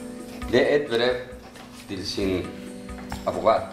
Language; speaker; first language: Swedish; non-native, fluent; Spanish